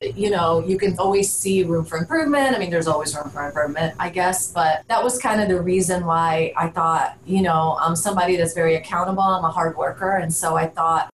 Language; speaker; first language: English; early bilingual, other home language; Bulgarian